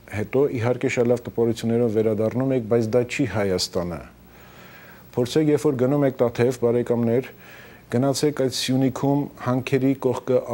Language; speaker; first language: Armenian; early bilingual, heritage; Armenian